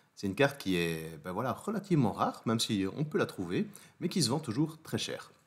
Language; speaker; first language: French; native; French